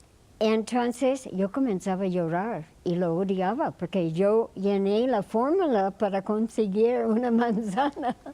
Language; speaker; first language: Spanish; non-native, fluent; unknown